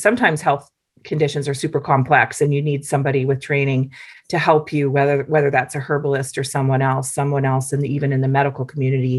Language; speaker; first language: English; native; English